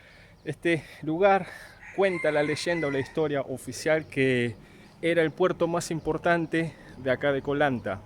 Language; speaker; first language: Spanish; native; Spanish